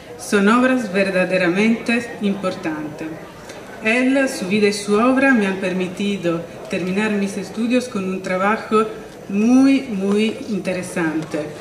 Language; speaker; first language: Spanish; non-native, fluent; Italian